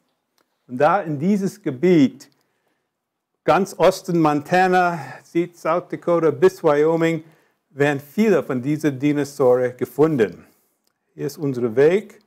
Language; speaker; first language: German; non-native, fluent; English